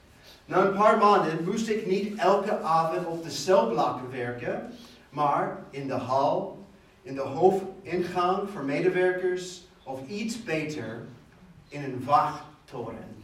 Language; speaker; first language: Dutch; non-native, fluent; English